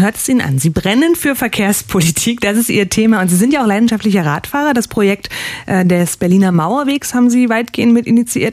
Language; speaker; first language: German; native; German